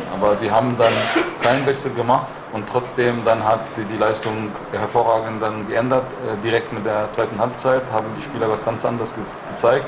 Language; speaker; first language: German; non-native, fluent; Arabic